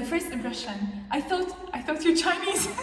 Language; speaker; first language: English; non-native, fluent; Arabic